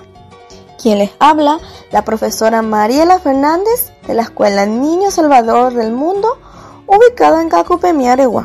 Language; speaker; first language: Spanish; native; Spanish